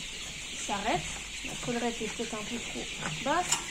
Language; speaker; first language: French; native; French